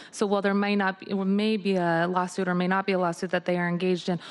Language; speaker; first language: English; native; English